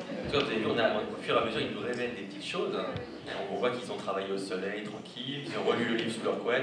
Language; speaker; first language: French; native; French